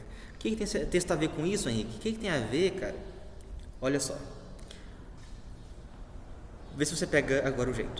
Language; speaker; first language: Portuguese; native; Portuguese